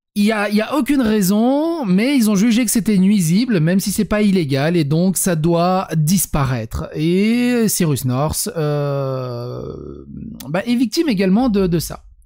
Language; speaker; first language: French; early bilingual, other home language; Serbian